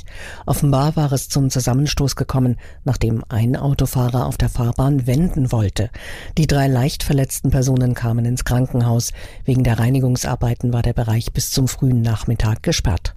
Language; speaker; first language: German; native; German